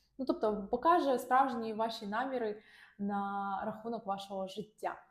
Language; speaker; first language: Ukrainian; non-native, local second language; Russian